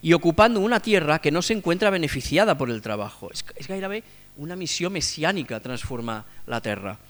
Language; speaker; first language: Spanish; non-native, local second language; Catalan